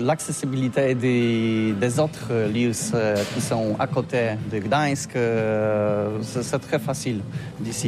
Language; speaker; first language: French; non-native, learner; Polish